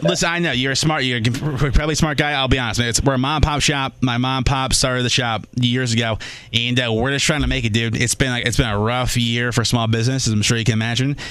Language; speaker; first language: English; native; English